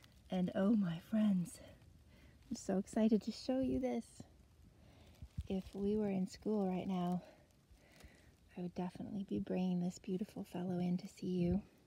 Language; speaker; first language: English; native; English